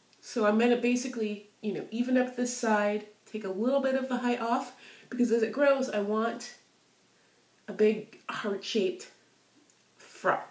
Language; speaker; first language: English; native; English